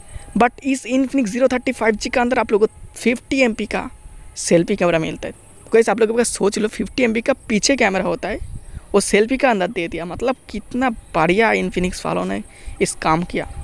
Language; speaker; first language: Hindi; non-native, local second language; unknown